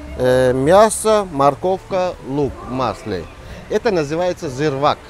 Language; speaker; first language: Russian; non-native, local second language; Tajik